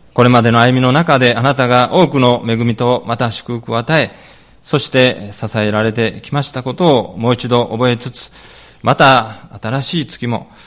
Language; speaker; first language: Japanese; native; Japanese